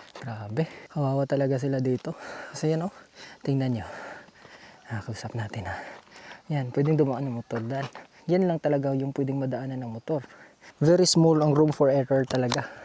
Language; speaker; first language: Filipino; non-native, local second language; Cebuano